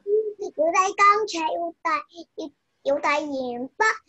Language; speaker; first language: Cantonese; early bilingual, other home language; Chinese